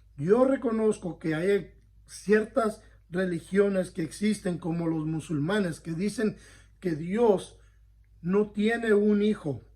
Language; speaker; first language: Spanish; early bilingual, heritage; Spanish